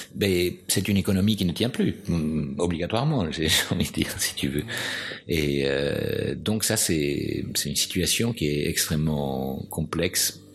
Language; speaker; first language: French; non-native, fluent; Spanish